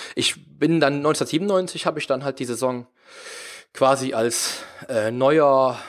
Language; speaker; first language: German; native; German